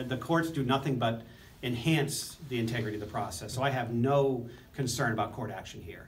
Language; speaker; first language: English; native; English